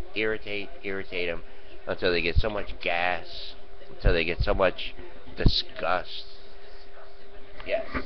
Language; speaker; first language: English; native; English